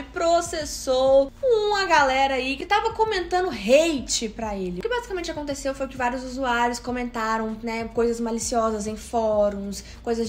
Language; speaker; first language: Portuguese; native; Portuguese